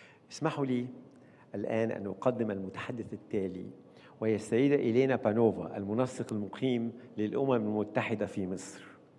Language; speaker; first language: Arabic; native; Arabic